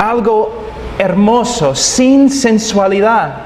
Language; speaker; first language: Spanish; non-native, fluent; English